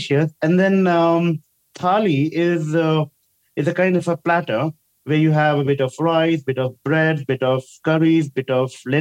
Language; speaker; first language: English; non-native, local second language; Hindi